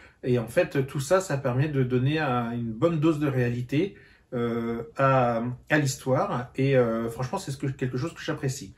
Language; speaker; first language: French; native; French